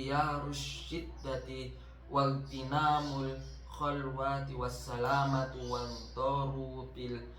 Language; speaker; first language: Arabic; non-native, learner; Indonesian